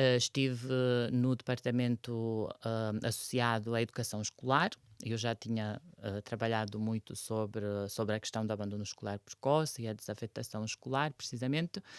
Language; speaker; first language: Portuguese; non-native, fluent; Romanian